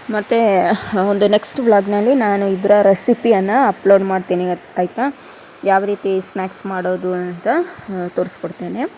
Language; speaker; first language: Kannada; non-native, local second language; Kodava